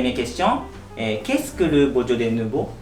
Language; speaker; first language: French; non-native, learner; Japanese